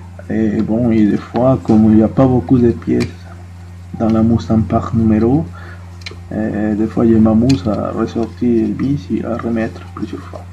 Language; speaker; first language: French; non-native, fluent; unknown